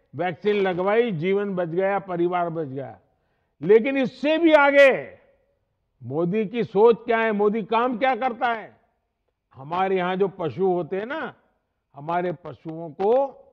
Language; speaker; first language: Hindi; non-native, local second language; Gujarati